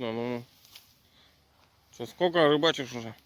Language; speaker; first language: Russian; native; Russian